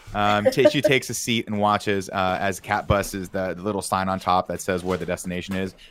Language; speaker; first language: English; native; English